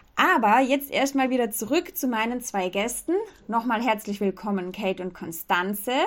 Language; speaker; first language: German; native; German